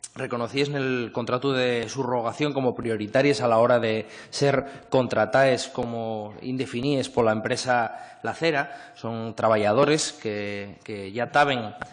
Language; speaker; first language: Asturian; native; Asturian